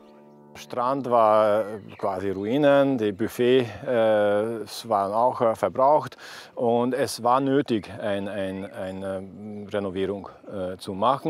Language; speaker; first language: German; non-native, local second language; Hungarian